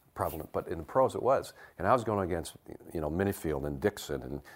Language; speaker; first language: English; native; English